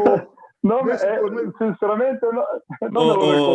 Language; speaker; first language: Portuguese; non-native, learner; Croatian